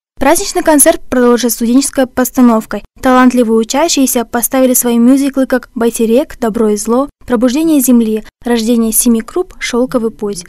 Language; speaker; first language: Russian; non-native, local second language; Kazakh